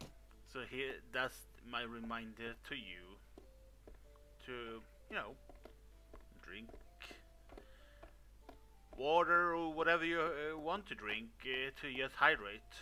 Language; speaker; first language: English; non-native, fluent; Swedish